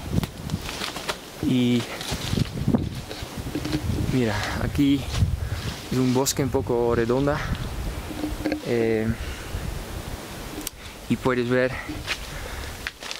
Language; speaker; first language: Spanish; non-native, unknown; Dutch